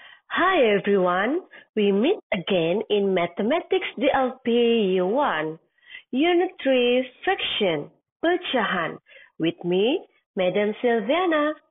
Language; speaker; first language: English; non-native, local second language; Malay